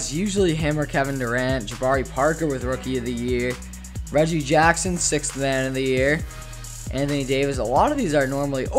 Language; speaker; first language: English; native; English